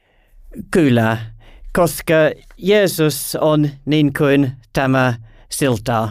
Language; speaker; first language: Finnish; non-native, learner; English